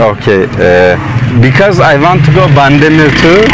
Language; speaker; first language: English; non-native, learner; Turkish